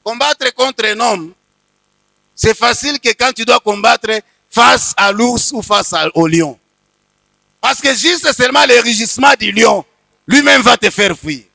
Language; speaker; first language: French; non-native, local second language; Swahili